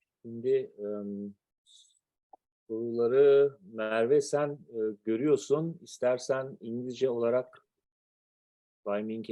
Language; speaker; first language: Turkish; native; Turkish